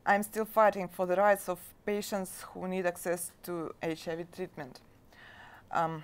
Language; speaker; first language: English; non-native, learner; Russian